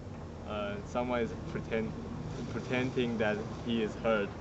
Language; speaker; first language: English; non-native, learner; Chinese